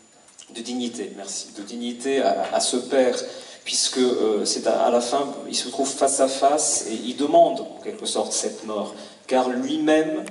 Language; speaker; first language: French; native; French